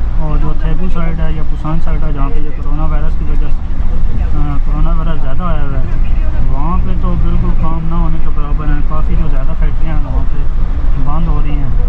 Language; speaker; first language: Urdu; non-native, local second language; Punjabi